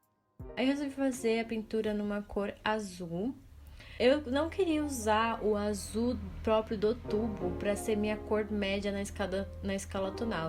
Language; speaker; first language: Portuguese; native; Portuguese